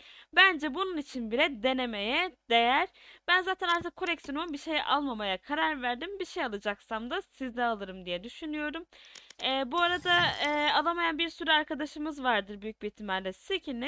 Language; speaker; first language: Turkish; native; Turkish